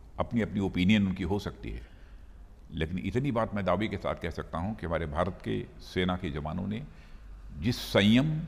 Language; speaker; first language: Hindi; native; Hindi